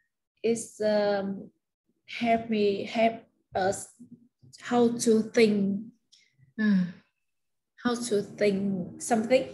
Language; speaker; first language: English; non-native, learner; Vietnamese